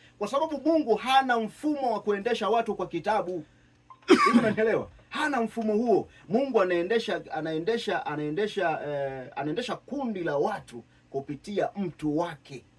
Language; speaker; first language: Swahili; native; Swahili